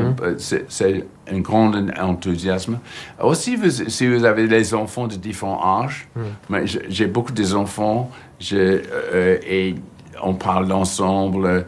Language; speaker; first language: French; non-native, learner; English